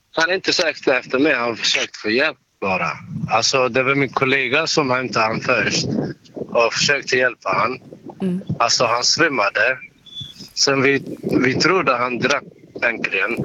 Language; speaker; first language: Swedish; non-native, learner; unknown